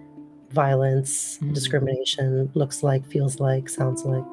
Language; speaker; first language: English; native; English